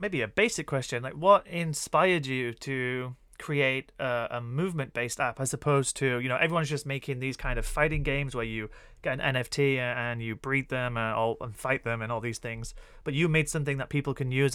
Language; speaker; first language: English; native; English